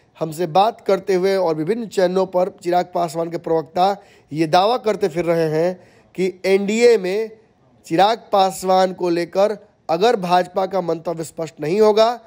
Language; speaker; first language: Hindi; native; Hindi